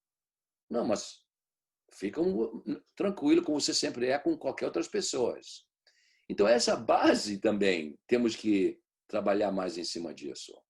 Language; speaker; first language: Portuguese; early bilingual, heritage; Portuguese